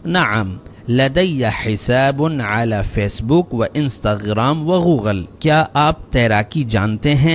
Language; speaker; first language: Urdu; native; Urdu